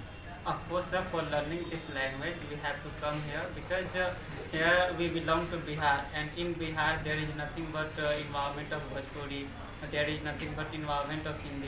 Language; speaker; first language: English; non-native, local second language; Hindi